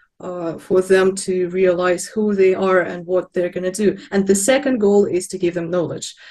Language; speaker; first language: English; non-native, fluent; Russian